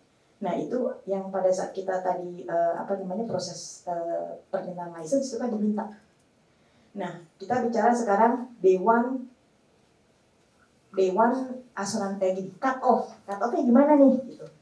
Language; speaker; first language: Indonesian; native; Indonesian